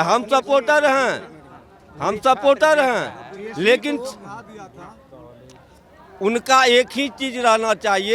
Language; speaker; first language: Hindi; native; Hindi